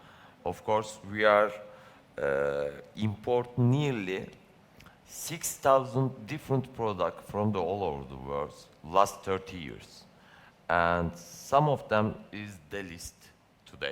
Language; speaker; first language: English; non-native, learner; Turkish